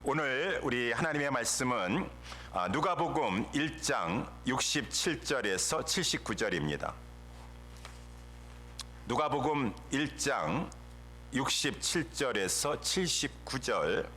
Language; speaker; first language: Korean; native; Korean